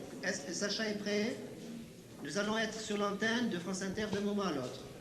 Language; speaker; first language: French; native; French